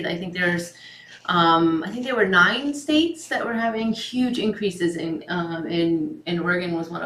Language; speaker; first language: English; native; English